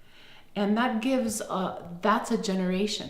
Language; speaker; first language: English; native; English